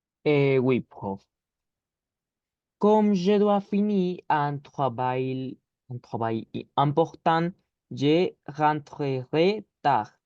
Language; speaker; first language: French; non-native, learner; Spanish